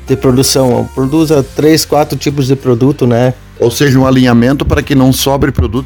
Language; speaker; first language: Portuguese; native; Portuguese